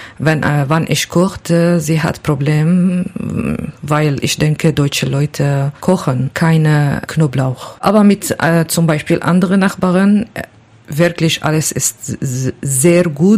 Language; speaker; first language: German; non-native, learner; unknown